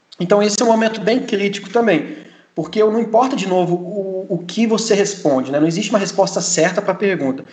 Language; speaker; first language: Portuguese; early bilingual, heritage; Portuguese